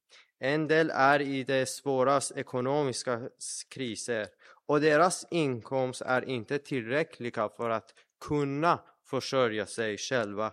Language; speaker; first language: Swedish; non-native, fluent; Persian